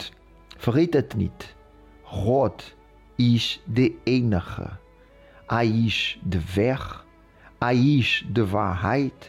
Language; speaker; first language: Dutch; non-native, fluent; Portuguese